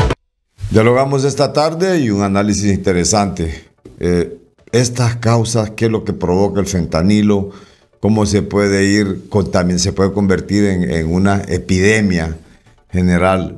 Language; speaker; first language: Spanish; native; Spanish